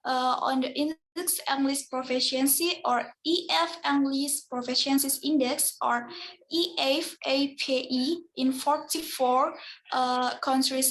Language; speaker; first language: English; non-native, learner; Indonesian